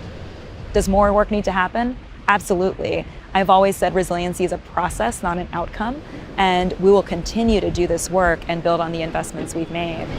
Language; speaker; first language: English; native; English